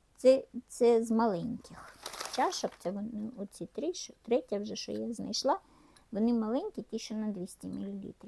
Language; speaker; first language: Ukrainian; non-native, local second language; Russian